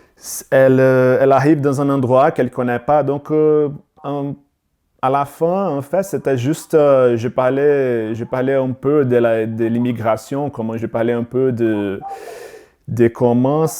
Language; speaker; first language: French; non-native, learner; Portuguese